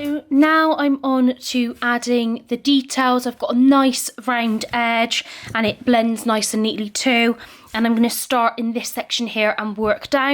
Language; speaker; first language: English; native; English